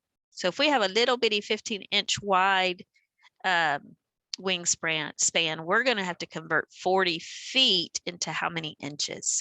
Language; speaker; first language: English; native; English